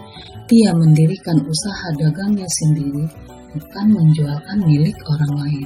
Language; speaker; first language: Indonesian; native; Indonesian